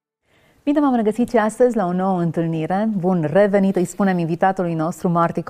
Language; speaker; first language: Romanian; native; Romanian